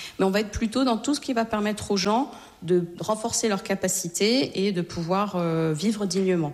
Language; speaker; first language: French; native; French